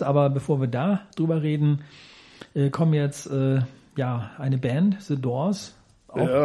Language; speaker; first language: German; native; German